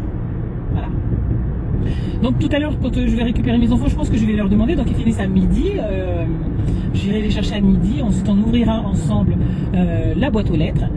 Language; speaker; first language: French; native; French